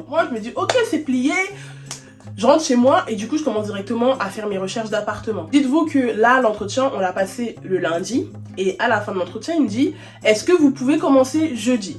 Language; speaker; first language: French; native; French